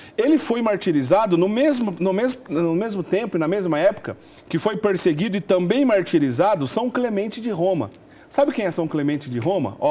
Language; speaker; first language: Portuguese; native; Portuguese